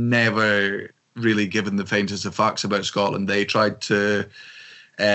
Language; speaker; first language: English; native; English